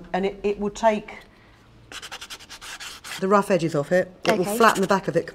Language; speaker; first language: English; native; English